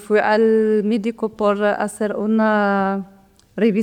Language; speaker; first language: Spanish; non-native, learner; Arabic